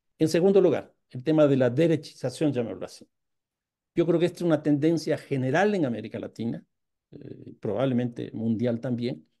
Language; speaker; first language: Spanish; native; Spanish